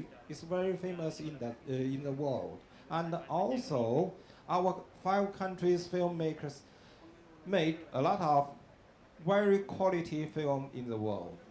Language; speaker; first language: English; non-native, learner; Chinese